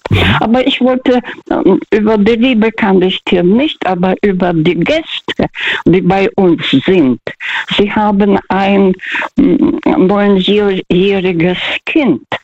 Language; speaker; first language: German; non-native, fluent; Russian